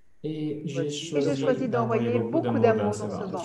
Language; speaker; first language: French; non-native, fluent; Italian